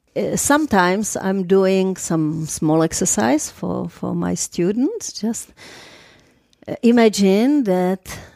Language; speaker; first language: English; non-native, fluent; Czech